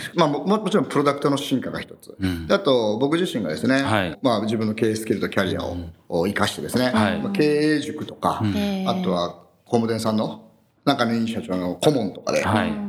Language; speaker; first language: Japanese; native; Japanese